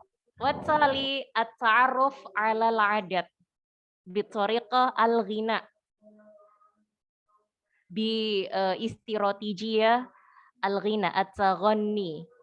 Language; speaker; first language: Arabic; non-native, fluent; Indonesian